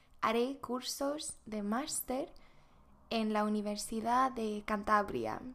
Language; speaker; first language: Spanish; non-native, fluent; Swedish